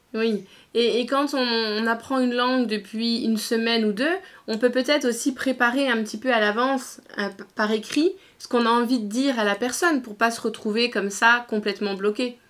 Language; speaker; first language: French; native; French